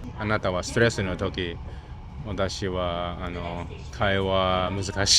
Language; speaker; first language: Japanese; non-native, learner; Chinese